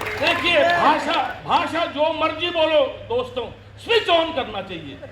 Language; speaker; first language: Hindi; early bilingual, other home language; Japanese